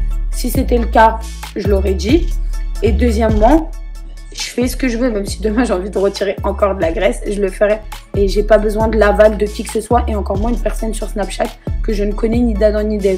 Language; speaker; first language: French; native; French